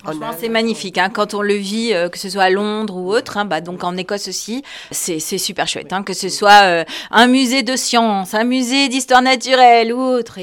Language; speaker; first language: French; native; French